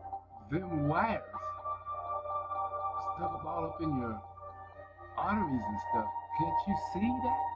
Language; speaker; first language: English; native; English